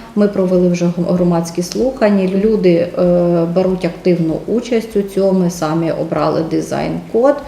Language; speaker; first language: Ukrainian; native; Ukrainian